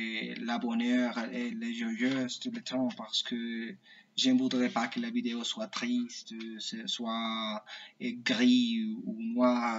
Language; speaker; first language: French; non-native, learner; Spanish